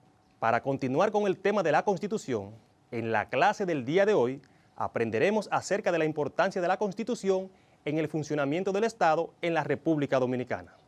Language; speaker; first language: Spanish; native; Spanish